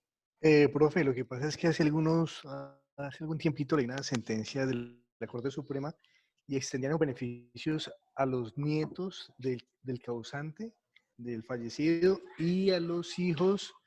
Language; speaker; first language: Spanish; native; Spanish